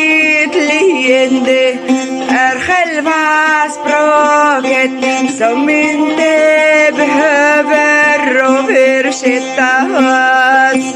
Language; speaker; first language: Swedish; non-native, fluent; Kurdish